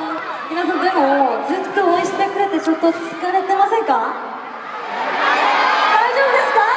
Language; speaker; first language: Japanese; non-native, learner; Korean